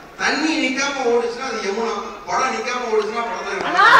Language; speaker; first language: Tamil; native; Tamil